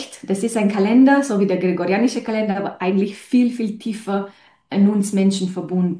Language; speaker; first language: German; non-native, fluent; Romanian